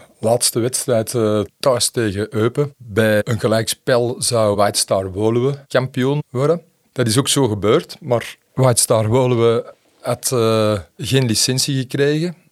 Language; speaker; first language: Dutch; native; Dutch